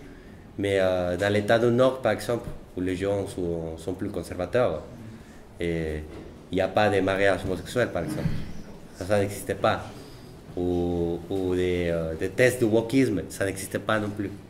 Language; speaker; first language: French; non-native, fluent; Spanish